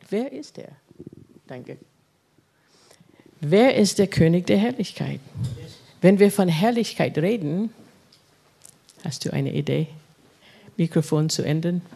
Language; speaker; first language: German; non-native, fluent; English